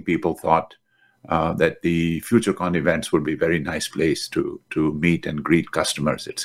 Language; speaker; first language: English; native; English